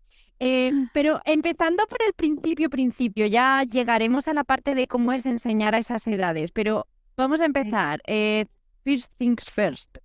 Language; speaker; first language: Spanish; native; Spanish